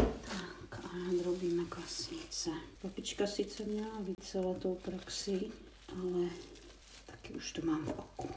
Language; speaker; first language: Czech; native; Czech